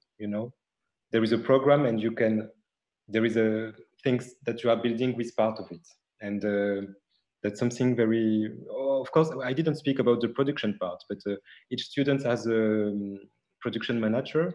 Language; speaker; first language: English; non-native, fluent; French